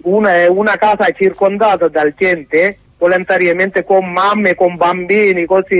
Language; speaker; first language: Italian; non-native, learner; Sinhala